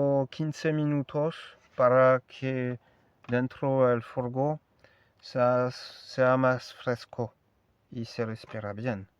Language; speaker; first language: Spanish; non-native, learner; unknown